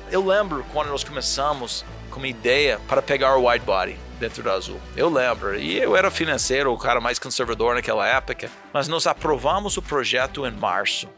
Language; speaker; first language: Portuguese; non-native, fluent; English